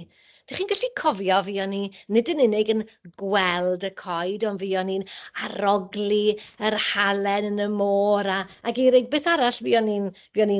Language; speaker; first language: Welsh; native; Welsh